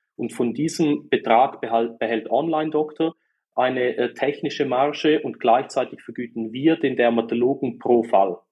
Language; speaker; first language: German; native; German